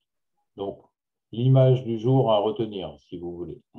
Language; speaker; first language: French; native; French